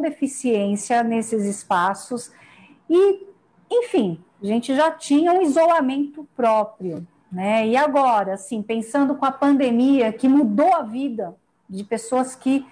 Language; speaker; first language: Portuguese; native; Portuguese